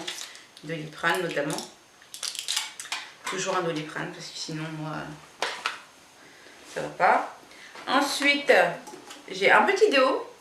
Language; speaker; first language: French; native; French